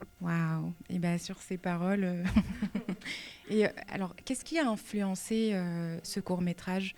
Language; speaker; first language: French; native; French